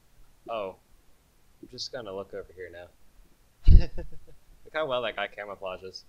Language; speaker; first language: English; native; English